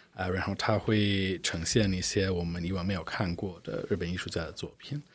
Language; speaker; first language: Chinese; non-native, fluent; English